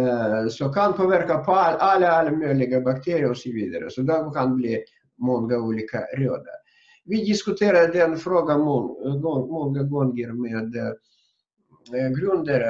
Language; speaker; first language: Swedish; non-native, fluent; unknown